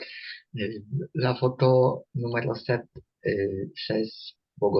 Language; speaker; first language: French; non-native, learner; Polish